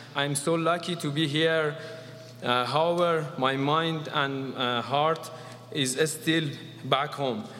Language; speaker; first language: English; non-native, learner; Persian